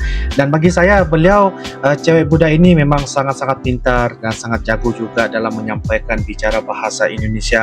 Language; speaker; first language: Indonesian; non-native, local second language; Malay